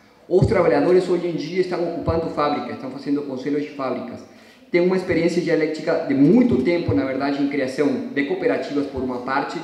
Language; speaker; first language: Portuguese; non-native, fluent; Spanish